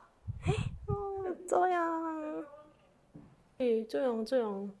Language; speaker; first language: Chinese; non-native, fluent; Korean